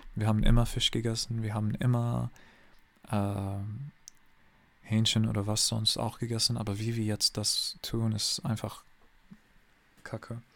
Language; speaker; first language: German; non-native, learner; English